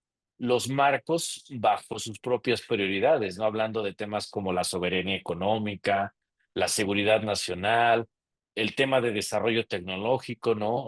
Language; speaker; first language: Spanish; native; Spanish